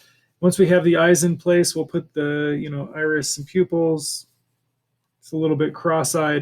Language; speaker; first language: English; native; English